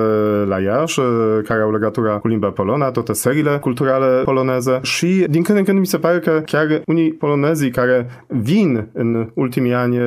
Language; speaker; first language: Romanian; non-native, fluent; Polish